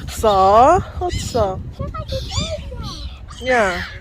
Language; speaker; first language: Dutch; non-native, fluent; Cebuano